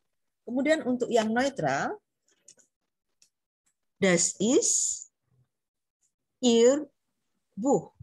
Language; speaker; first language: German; non-native, learner; Indonesian